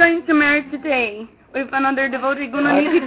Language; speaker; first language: English; non-native, fluent; Dutch